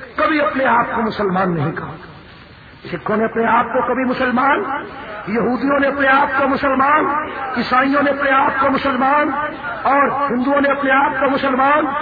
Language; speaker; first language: Urdu; native; Urdu